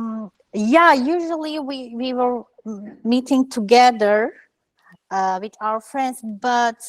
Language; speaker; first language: English; non-native, learner; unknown